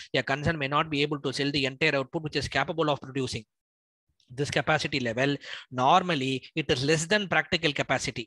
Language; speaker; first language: English; non-native, local second language; Tamil